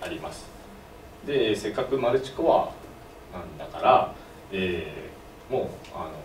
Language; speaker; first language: Japanese; native; Japanese